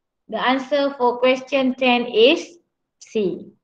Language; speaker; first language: English; non-native, local second language; Malay